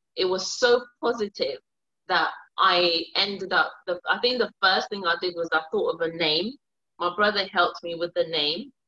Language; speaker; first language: English; early bilingual, other home language; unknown